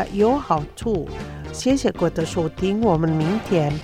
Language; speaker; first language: Chinese; non-native, fluent; Indonesian